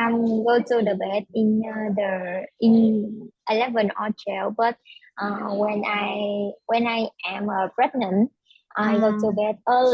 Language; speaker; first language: English; non-native, learner; Vietnamese